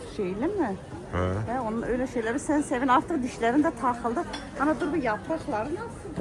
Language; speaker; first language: Turkish; early bilingual, heritage; Turkish